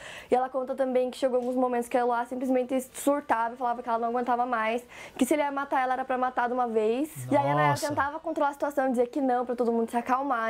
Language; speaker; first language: Portuguese; native; Portuguese